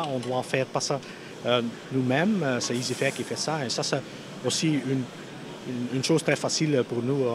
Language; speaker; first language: French; non-native, local second language; Dutch